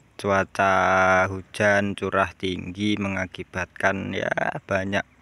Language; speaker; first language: Indonesian; non-native, local second language; Javanese